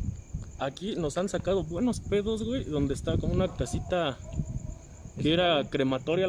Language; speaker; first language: Spanish; native; Spanish